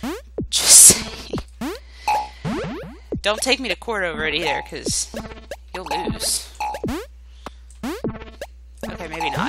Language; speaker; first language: English; native; English